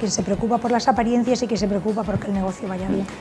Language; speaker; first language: Spanish; native; Spanish